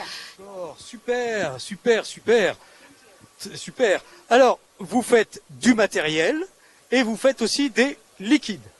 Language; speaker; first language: French; native; French